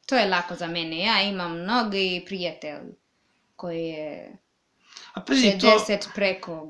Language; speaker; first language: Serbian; non-native, learner; English